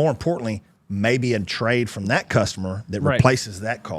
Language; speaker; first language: English; native; English